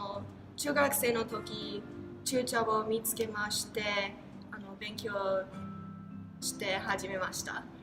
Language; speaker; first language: Japanese; non-native, learner; English